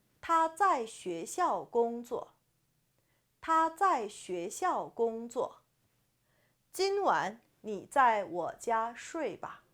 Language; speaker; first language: Chinese; non-native, fluent; Korean